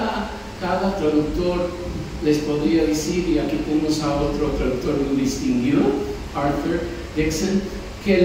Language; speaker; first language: Spanish; non-native, fluent; English